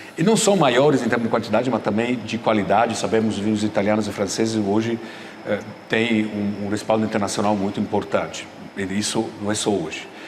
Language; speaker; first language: Portuguese; non-native, fluent; Italian